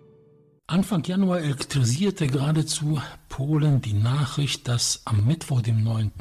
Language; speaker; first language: German; non-native, fluent; Polish